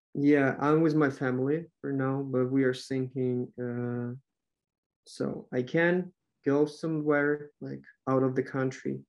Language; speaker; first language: English; non-native, learner; Ukrainian